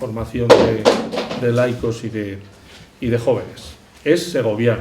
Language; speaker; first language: Spanish; native; Spanish